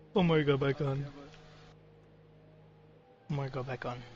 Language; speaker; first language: English; native; English